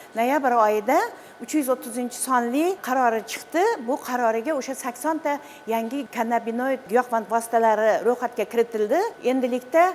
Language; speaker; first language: Uzbek; native; Uzbek